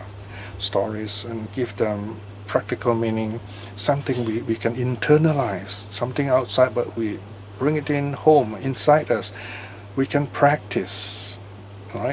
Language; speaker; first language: English; native; English